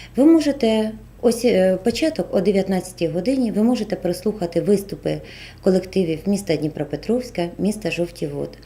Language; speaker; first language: Ukrainian; native; Ukrainian